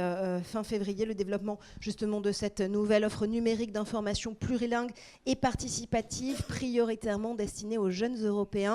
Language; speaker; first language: French; native; French